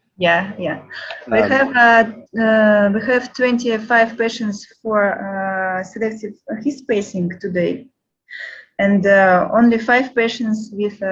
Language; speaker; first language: English; non-native, learner; Russian